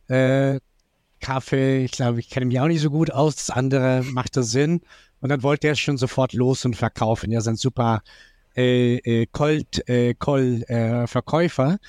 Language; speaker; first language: German; non-native, fluent; Spanish